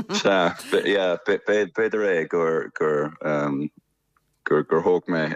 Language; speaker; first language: Irish; non-native, fluent; German